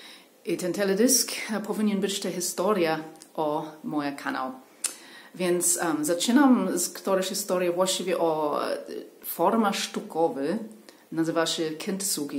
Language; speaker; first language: Polish; non-native, learner; English